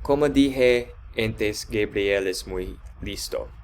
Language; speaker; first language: Spanish; non-native, learner; English